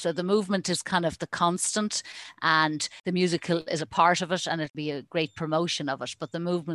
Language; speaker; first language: English; native; English